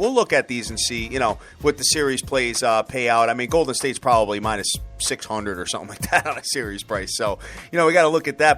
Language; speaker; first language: English; native; English